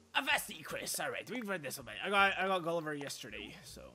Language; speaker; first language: English; native; English